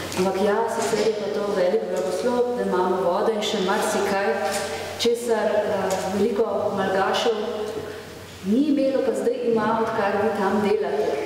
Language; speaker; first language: Slovenian; native; Slovenian